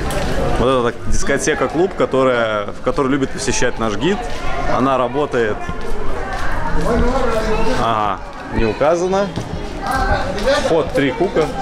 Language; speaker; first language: Russian; native; Russian